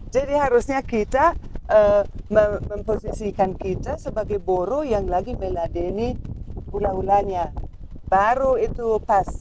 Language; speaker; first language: Indonesian; non-native, fluent; German